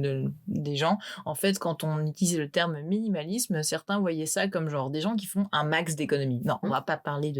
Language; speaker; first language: French; native; French